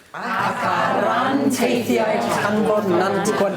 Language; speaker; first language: Welsh; non-native, learner; English